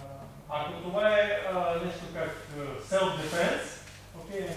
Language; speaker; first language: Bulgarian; non-native, learner; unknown